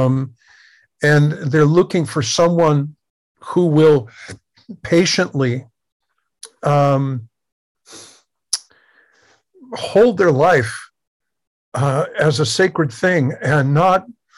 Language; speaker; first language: English; native; English